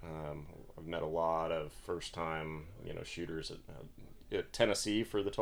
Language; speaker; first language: English; native; English